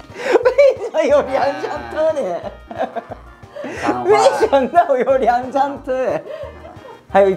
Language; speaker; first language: Chinese; non-native, learner; Japanese